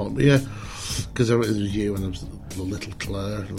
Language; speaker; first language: English; native; English